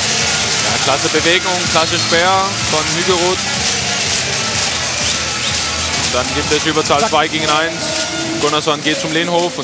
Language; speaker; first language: German; non-native, fluent; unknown